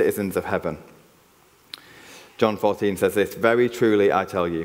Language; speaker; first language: English; native; English